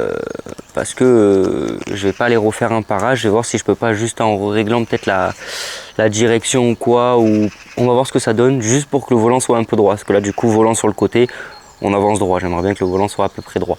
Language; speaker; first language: French; native; French